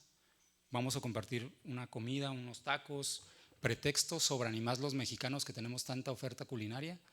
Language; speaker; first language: Spanish; native; Spanish